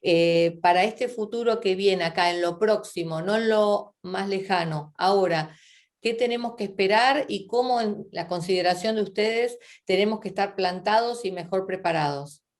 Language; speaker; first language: Spanish; native; Spanish